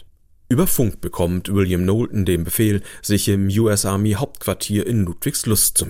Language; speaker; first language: German; native; German